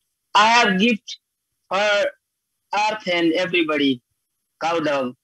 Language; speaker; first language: English; non-native, learner; Nepali